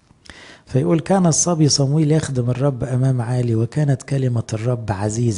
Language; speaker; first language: Arabic; native; Arabic